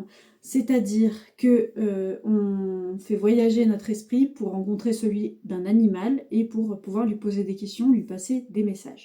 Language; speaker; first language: French; native; French